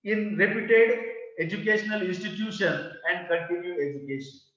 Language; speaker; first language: English; non-native, local second language; Marathi